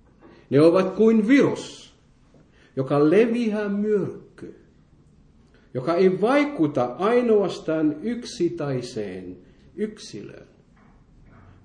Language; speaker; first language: Finnish; non-native, fluent; French